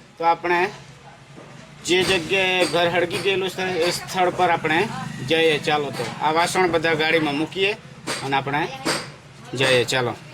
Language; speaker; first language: Gujarati; non-native, local second language; Vasavi